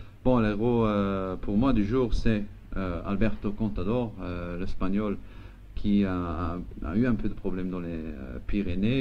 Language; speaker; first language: French; non-native, local second language; Luxembourgish